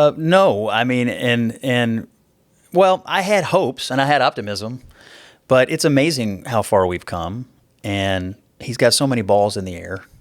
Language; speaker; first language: English; native; English